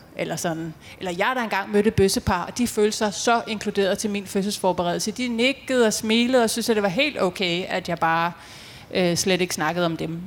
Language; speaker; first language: Danish; native; Danish